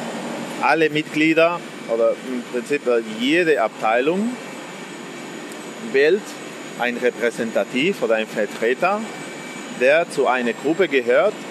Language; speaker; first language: German; non-native, fluent; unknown